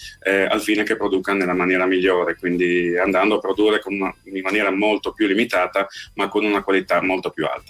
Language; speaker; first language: Italian; native; Italian